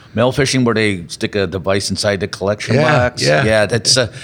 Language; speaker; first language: English; native; English